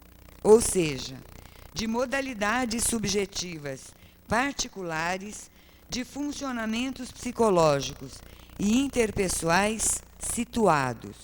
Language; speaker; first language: Portuguese; native; Portuguese